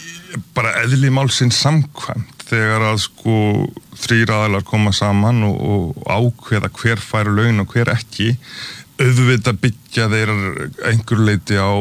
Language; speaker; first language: Icelandic; native; Icelandic